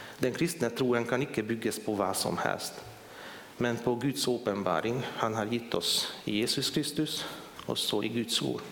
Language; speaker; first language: Swedish; non-native, fluent; Hungarian